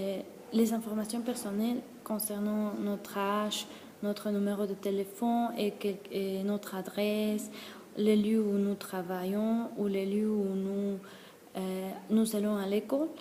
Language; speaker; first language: French; non-native, learner; Spanish